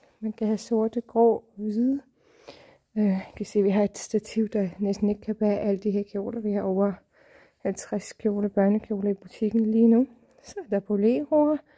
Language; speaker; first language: Danish; non-native, fluent; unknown